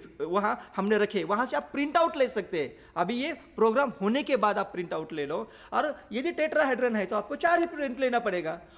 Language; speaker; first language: Hindi; non-native, local second language; Marathi